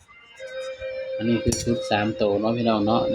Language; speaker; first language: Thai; non-native, local second language; Lao